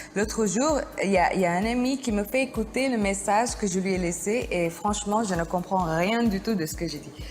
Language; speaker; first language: French; non-native, fluent; Indonesian